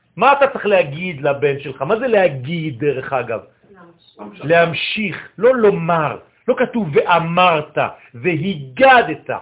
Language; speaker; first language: Hebrew; non-native, fluent; French